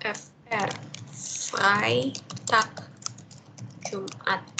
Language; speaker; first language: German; non-native, fluent; Indonesian